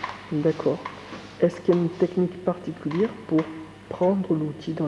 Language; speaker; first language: French; native; French